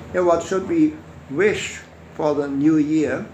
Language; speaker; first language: English; non-native, fluent; German